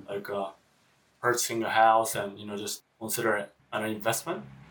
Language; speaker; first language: English; non-native, fluent; Japanese